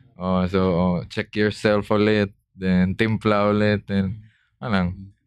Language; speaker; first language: Filipino; non-native, local second language; Cebuano